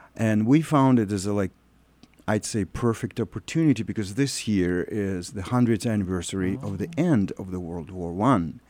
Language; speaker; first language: English; non-native, fluent; Russian